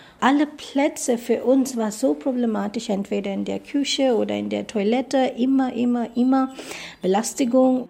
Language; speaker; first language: German; non-native, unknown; Bangla